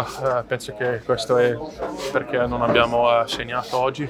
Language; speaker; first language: Italian; non-native, learner; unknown